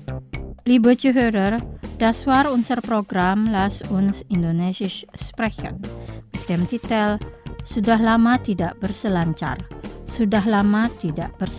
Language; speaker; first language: German; non-native, fluent; Indonesian